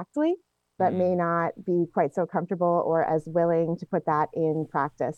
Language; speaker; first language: English; native; English